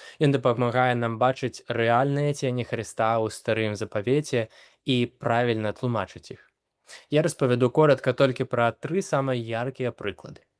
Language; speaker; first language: Belarusian; native; Belarusian